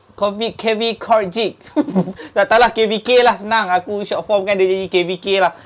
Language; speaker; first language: Malay; native; Malay